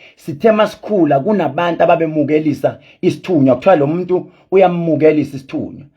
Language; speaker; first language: Zulu; native; Zulu